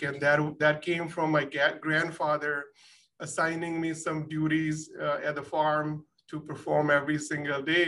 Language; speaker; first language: English; non-native, local second language; Punjabi